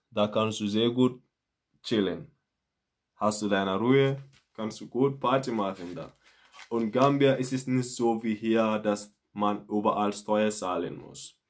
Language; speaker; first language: German; non-native, fluent; Mandingo